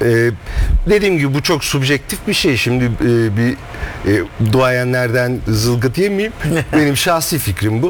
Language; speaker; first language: Turkish; native; Turkish